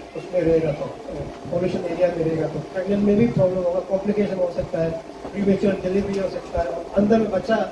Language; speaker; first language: Hindi; non-native, local second language; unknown